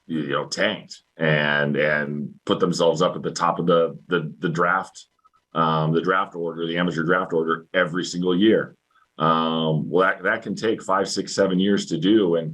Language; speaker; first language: English; native; English